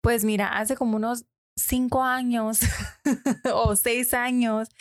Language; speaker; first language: Spanish; early bilingual, other home language; English